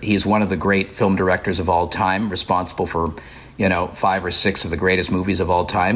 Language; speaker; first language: English; native; English